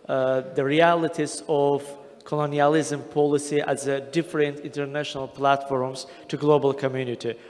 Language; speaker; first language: English; non-native, fluent; Azerbaijani